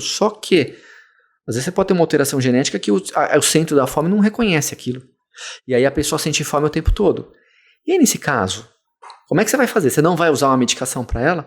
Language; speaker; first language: Portuguese; native; Portuguese